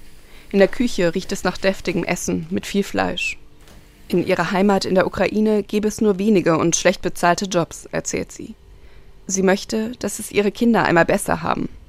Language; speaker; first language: German; native; German